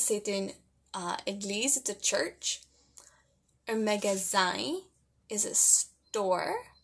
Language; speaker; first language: French; non-native, learner; English